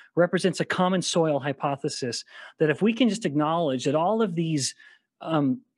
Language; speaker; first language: English; native; English